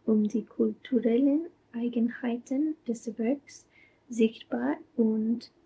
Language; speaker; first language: German; non-native, learner; English